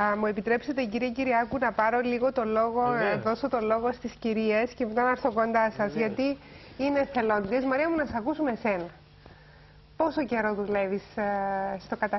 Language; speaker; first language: Greek; native; Greek